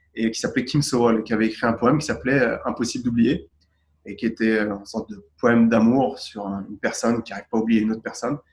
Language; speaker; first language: French; native; French